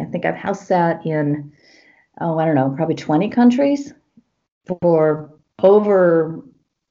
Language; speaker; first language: English; native; English